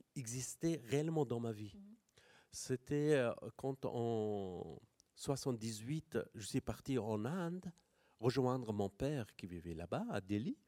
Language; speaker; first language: French; non-native, fluent; Persian